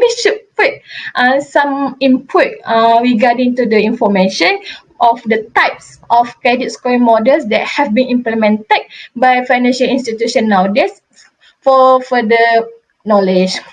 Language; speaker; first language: English; non-native, local second language; Malay